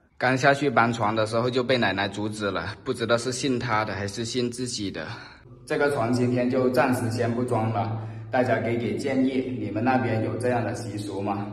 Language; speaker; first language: Chinese; non-native, local second language; Cantonese